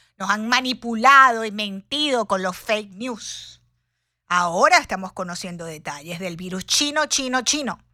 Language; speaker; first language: Spanish; native; Spanish